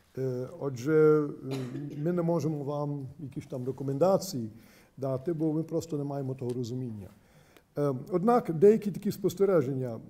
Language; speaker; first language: Ukrainian; early bilingual, heritage; Ukrainian